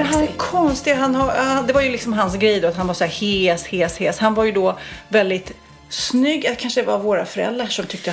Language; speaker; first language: Swedish; native; Swedish